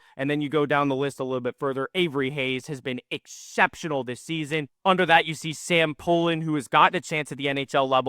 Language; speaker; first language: English; native; English